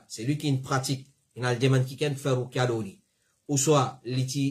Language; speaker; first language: French; non-native, local second language; Morisyen